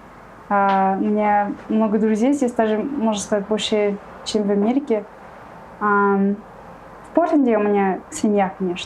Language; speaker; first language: Russian; non-native, fluent; English